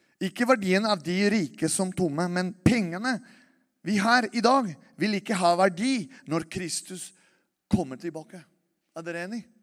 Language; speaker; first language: Norwegian; non-native, fluent; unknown